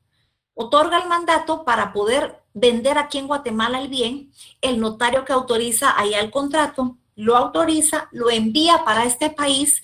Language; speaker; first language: Spanish; native; Spanish